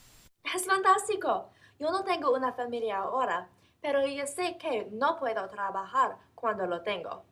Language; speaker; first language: Spanish; non-native, learner; English